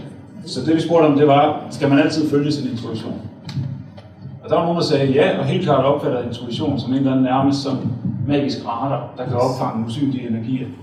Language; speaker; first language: Danish; native; Danish